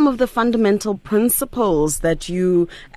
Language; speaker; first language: English; non-native, local second language; Tswana